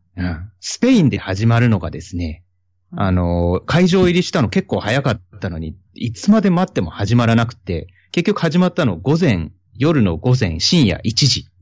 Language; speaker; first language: Japanese; native; Japanese